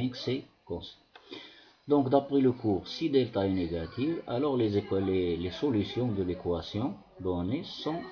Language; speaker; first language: French; non-native, local second language; Arabic